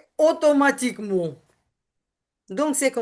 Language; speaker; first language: French; non-native, learner; Ukrainian